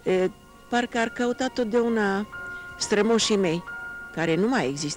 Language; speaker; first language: Romanian; non-native, local second language; Hungarian